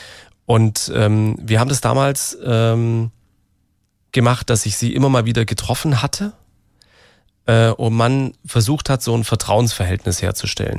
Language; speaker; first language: German; native; German